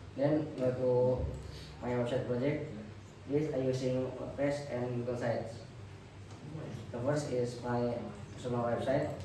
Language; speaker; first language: English; non-native, learner; Indonesian